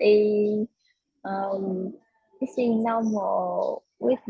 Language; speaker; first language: English; non-native, learner; Vietnamese